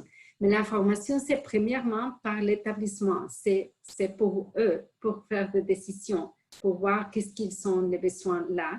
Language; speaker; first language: French; non-native, fluent; Spanish